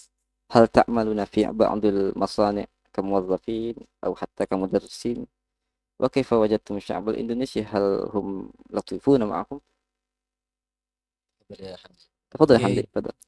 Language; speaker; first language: Arabic; non-native, learner; Indonesian